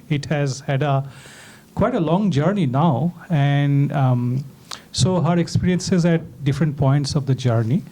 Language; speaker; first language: English; non-native, local second language; Bangla